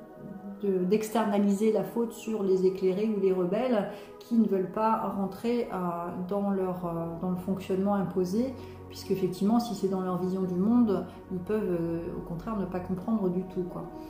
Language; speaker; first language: French; native; French